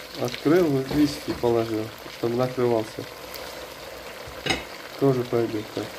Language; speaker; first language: Russian; non-native, fluent; Uzbek